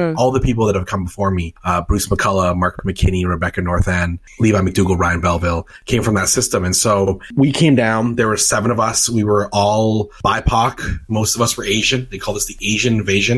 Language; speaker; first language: English; native; English